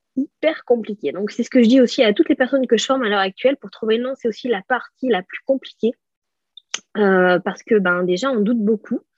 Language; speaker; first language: French; native; French